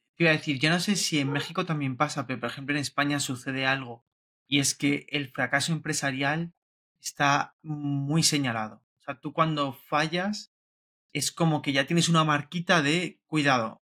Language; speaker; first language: Spanish; native; Spanish